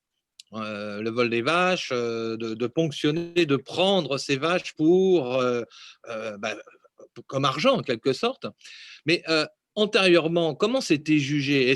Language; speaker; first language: French; native; French